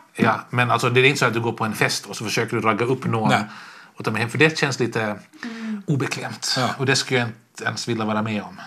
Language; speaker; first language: Swedish; native; Swedish